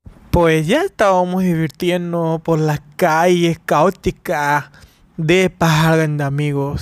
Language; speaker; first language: Spanish; non-native, fluent; Hindi